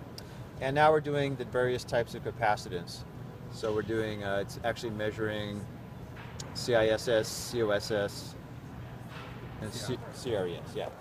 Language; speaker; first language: English; native; English